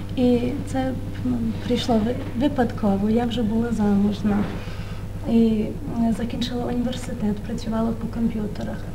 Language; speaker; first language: Ukrainian; early bilingual, heritage; Ukrainian